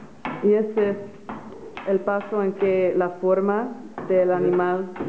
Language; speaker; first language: Spanish; non-native, learner; English